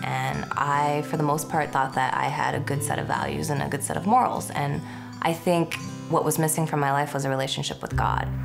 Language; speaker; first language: English; native; English